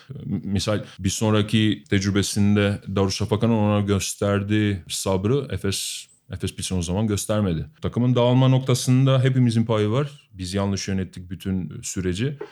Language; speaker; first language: Turkish; non-native, fluent; Albanian